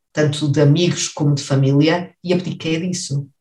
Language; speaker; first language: Portuguese; native; Portuguese